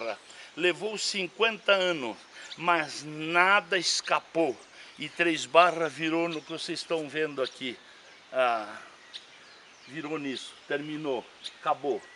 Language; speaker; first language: Portuguese; native; Portuguese